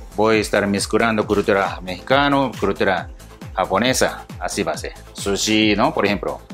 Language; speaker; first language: Spanish; non-native, learner; Japanese